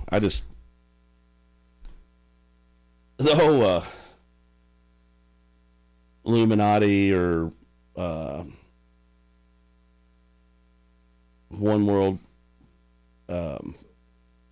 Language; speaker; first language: English; native; English